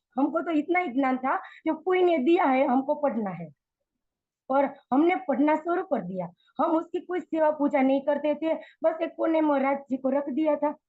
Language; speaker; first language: Hindi; non-native, local second language; Gujarati